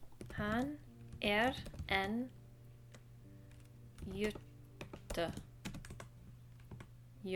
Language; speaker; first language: Norwegian; non-native, learner; English